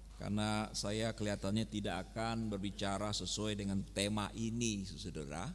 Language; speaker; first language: Indonesian; native; Indonesian